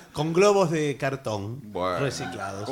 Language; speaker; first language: Spanish; native; Spanish